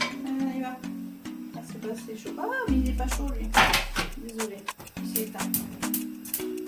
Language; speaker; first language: French; native; French